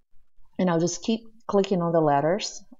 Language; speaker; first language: English; native; English